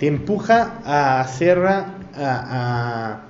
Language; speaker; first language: Spanish; non-native, learner; Italian